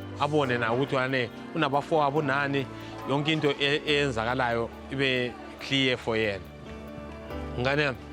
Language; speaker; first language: Zulu; early bilingual, other home language; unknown